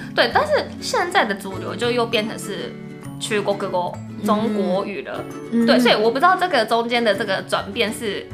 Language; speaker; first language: Chinese; non-native, fluent; Japanese